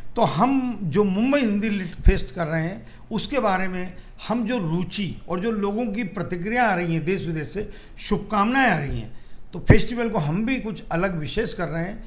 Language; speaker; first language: Hindi; native; Hindi